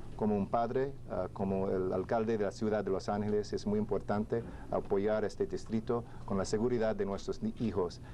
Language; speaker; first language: Spanish; non-native, fluent; English